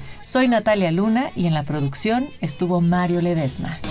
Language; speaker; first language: Spanish; native; Spanish